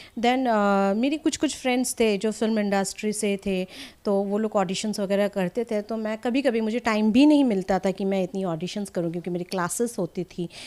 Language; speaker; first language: Hindi; non-native, local second language; Assamese